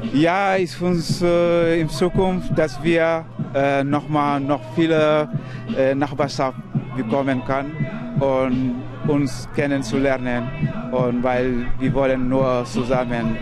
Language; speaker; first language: German; non-native, learner; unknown